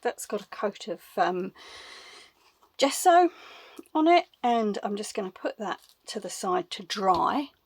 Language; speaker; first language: English; native; English